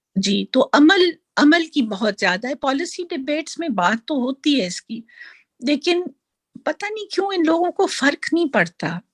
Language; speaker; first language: Urdu; native; Urdu